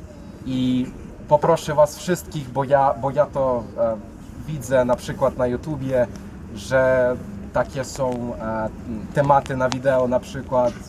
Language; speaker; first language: Polish; non-native, fluent; Ukrainian